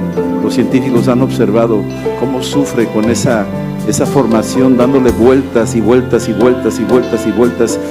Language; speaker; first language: Spanish; native; Spanish